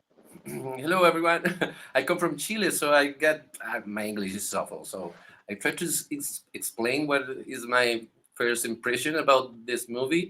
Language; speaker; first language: English; non-native, learner; Spanish